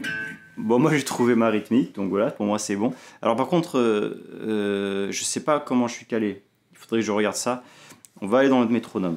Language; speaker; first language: French; native; French